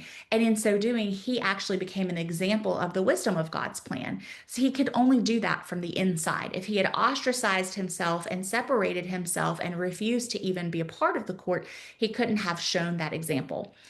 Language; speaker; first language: English; native; English